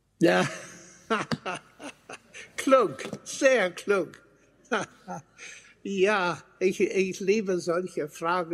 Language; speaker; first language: German; non-native, fluent; English